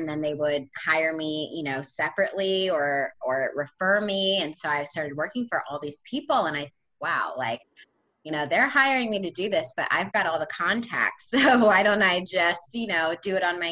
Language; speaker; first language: English; native; English